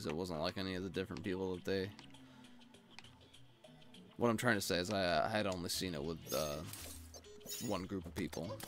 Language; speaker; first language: English; native; English